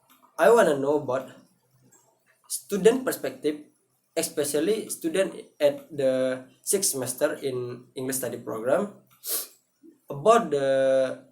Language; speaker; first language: English; non-native, learner; Indonesian